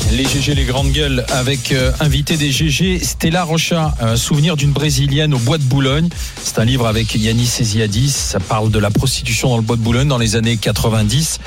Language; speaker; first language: French; native; French